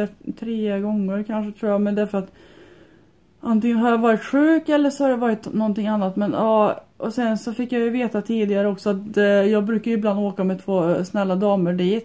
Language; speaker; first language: Swedish; native; Swedish